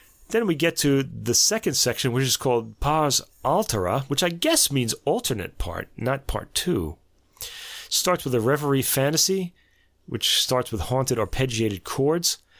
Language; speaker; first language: English; native; English